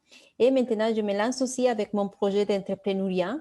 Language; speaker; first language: French; non-native, fluent; Spanish